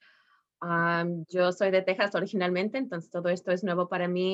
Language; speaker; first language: Spanish; early bilingual, heritage; Spanish